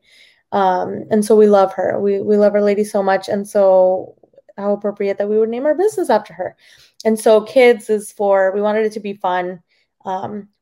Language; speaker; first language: English; early bilingual, other home language; Spanish